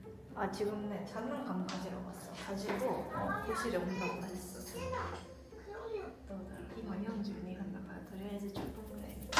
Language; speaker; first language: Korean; non-native, fluent; Japanese